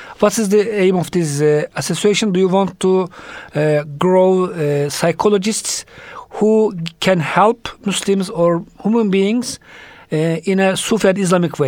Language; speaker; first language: English; non-native, fluent; Turkish